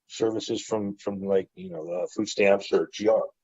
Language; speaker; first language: English; native; English